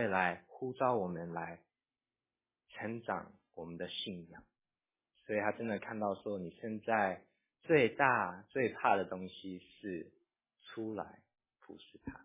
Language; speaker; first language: Chinese; early bilingual, heritage; English